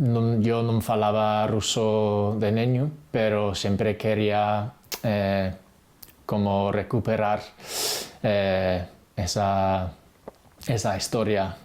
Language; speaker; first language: Spanish; non-native, fluent; English